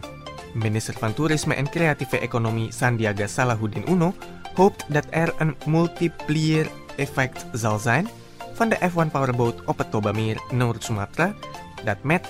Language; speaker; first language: Dutch; non-native, fluent; Indonesian